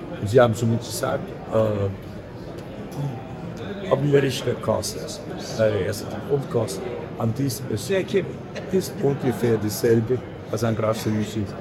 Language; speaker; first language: German; non-native, learner; Danish